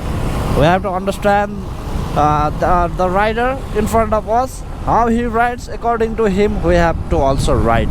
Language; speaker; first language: English; non-native, learner; Nepali